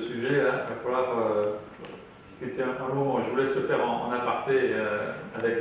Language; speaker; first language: French; native; French